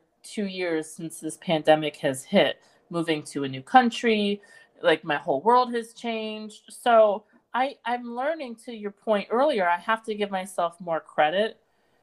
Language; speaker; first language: English; native; English